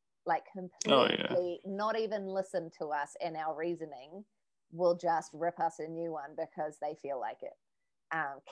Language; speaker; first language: English; native; English